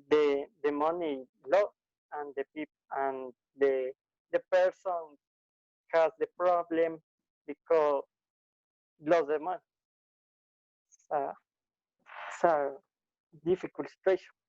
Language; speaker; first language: English; non-native, learner; Spanish